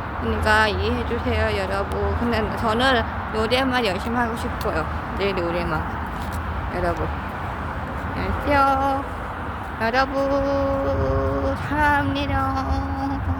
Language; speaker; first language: Korean; non-native, learner; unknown